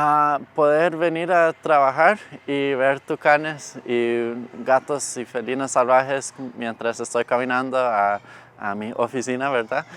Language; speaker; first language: Spanish; non-native, fluent; English